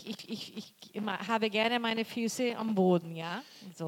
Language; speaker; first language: German; non-native, fluent; Portuguese